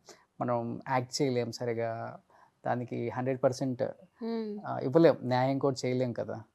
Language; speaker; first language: Telugu; native; Telugu